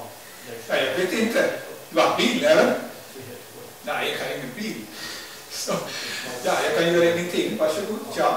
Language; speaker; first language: Swedish; non-native, learner; Dutch